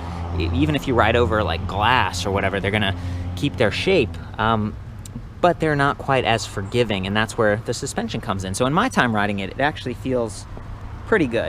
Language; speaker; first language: English; native; English